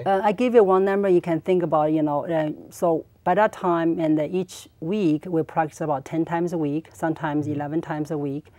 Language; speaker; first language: English; non-native, learner; Chinese